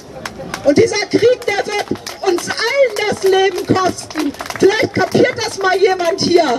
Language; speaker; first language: German; native; German